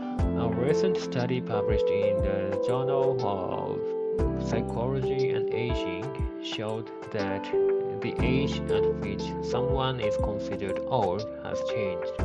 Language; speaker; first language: English; non-native, learner; Japanese